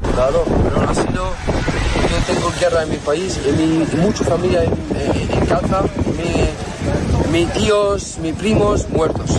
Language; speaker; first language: Spanish; non-native, learner; Arabic